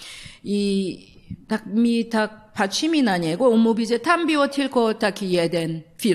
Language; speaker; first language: Polish; non-native, learner; Korean